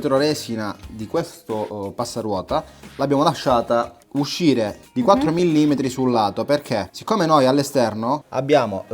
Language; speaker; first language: Italian; native; Italian